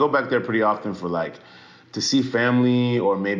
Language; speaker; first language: English; early bilingual, other home language; French